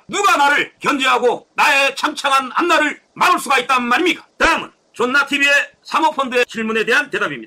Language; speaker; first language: Korean; native; Korean